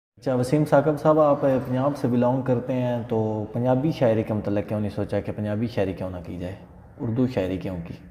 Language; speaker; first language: Urdu; non-native, local second language; Punjabi